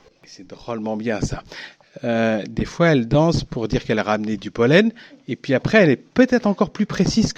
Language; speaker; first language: French; native; French